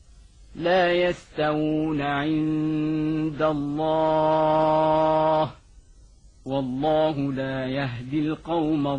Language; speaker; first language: Arabic; native; Arabic